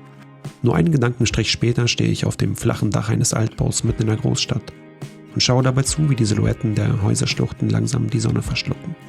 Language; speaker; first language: German; native; German